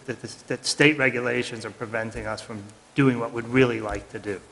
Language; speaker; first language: English; native; English